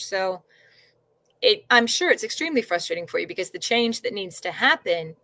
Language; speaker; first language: English; native; English